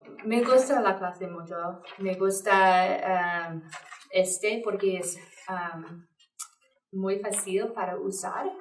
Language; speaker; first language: Spanish; non-native, learner; English